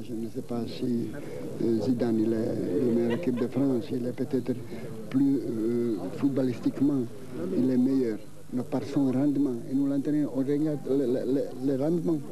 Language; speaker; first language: French; non-native, fluent; Croatian